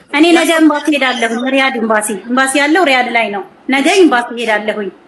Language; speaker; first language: Amharic; native; Amharic